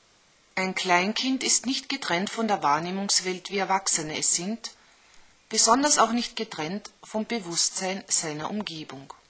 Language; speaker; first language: German; native; German